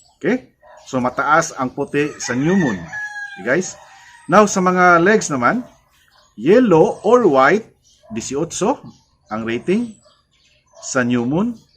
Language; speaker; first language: Filipino; non-native, local second language; Cebuano